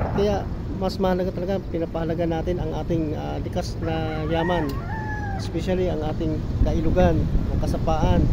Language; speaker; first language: Filipino; non-native, local second language; Bikol